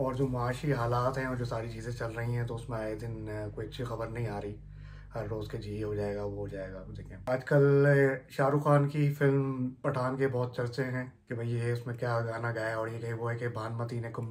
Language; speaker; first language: Urdu; native; Urdu